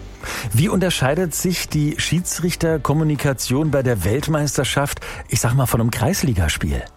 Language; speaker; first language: German; native; German